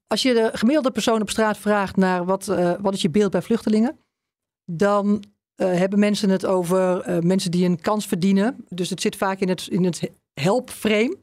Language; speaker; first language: Dutch; native; Dutch